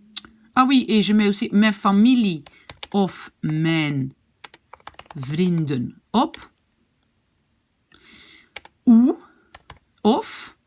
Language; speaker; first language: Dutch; non-native, fluent; French